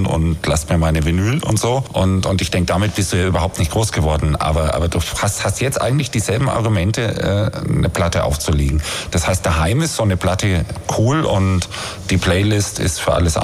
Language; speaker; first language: German; native; German